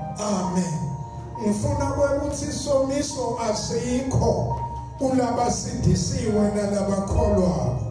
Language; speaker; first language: Zulu; non-native, local second language; Swati